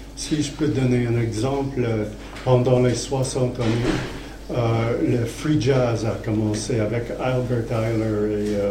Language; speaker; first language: French; non-native, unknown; English